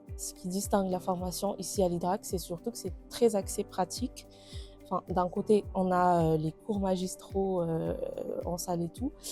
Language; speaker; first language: French; non-native, local second language; Malagasy